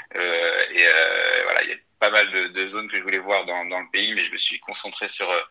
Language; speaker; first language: French; native; French